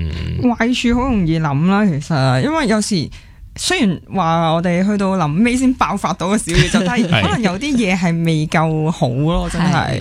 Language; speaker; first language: Cantonese; native; Cantonese